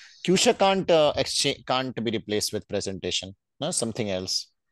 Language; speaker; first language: English; non-native, local second language; Hindi